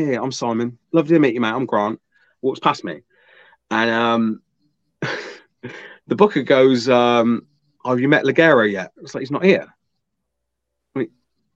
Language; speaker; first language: English; native; English